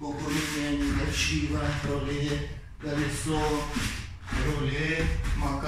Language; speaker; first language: Russian; native; Russian